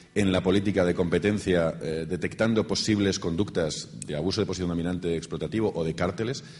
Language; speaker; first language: Spanish; native; Spanish